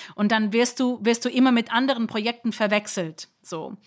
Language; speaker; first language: German; non-native, fluent; English